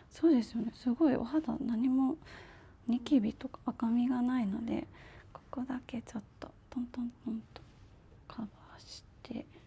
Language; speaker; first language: Japanese; native; Japanese